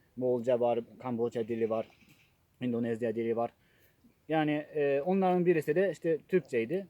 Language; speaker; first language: Turkish; non-native, fluent; Japanese